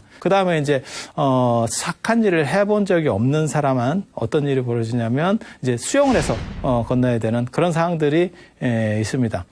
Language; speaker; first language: Korean; native; Korean